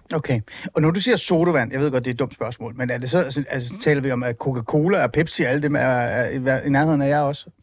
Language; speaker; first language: Danish; non-native, fluent; Persian